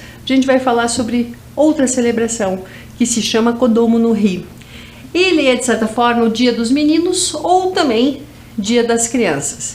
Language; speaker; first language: Portuguese; native; Portuguese